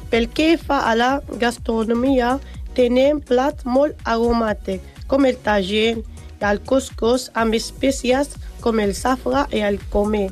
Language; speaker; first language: Catalan; non-native, learner; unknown